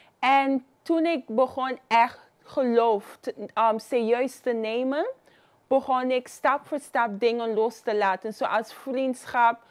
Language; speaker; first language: Dutch; non-native, fluent; Papiamento